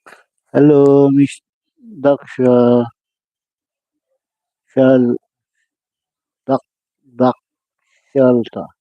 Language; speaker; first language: English; non-native, learner; Bikol